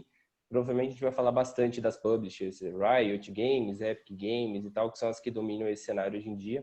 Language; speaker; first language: Portuguese; native; Portuguese